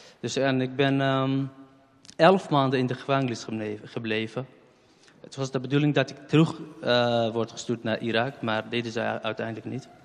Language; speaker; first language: Dutch; non-native, fluent; Central Kurdish